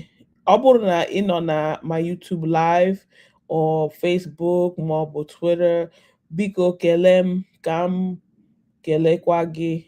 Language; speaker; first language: Igbo; non-native, learner; English